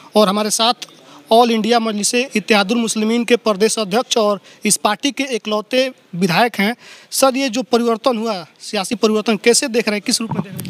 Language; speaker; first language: Hindi; native; Hindi